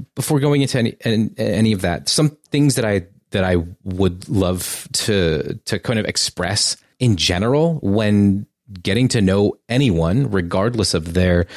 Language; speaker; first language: English; native; English